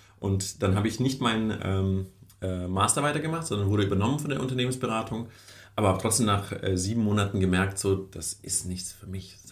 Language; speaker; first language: German; early bilingual, other home language; Russian